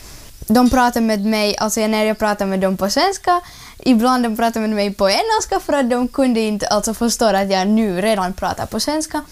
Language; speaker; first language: Swedish; early bilingual, other home language; Russian